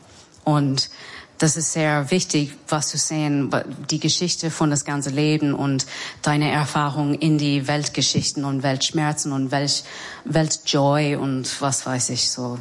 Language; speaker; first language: German; non-native, learner; English